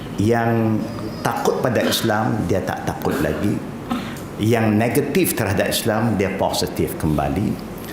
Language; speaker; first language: Malay; non-native, local second language; Chinese